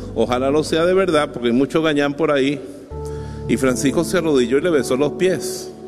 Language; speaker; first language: Spanish; native; Spanish